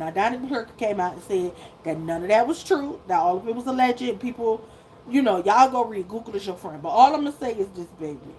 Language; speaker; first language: English; native; English